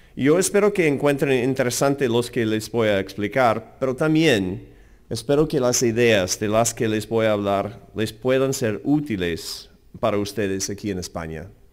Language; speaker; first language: Spanish; non-native, fluent; English